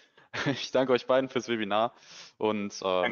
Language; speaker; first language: German; native; German